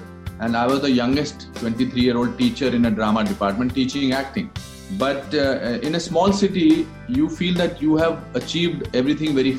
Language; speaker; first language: English; non-native, local second language; Hindi